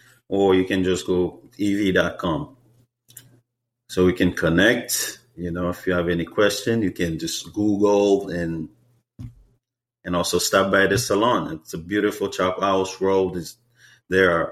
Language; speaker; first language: English; non-native, fluent; Haitian Creole